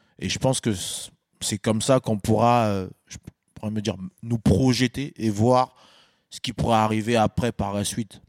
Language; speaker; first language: French; early bilingual, other home language; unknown